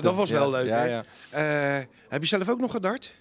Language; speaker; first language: Dutch; native; Dutch